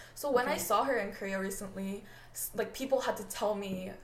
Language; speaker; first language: English; native; English